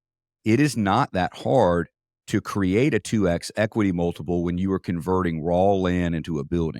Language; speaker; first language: English; native; English